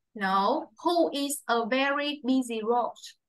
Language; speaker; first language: English; non-native, fluent; Vietnamese